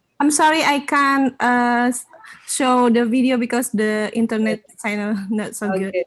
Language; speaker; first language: English; non-native, local second language; Indonesian